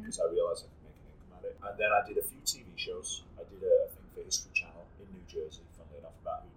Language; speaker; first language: English; native; English